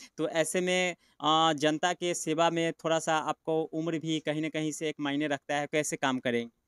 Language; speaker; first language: Hindi; native; Hindi